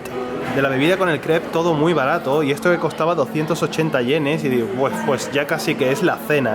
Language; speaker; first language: Spanish; native; Spanish